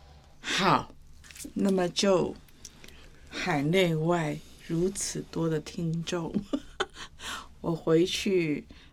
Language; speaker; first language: Chinese; native; Chinese